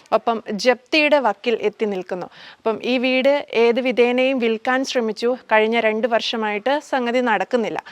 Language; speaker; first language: Malayalam; native; Malayalam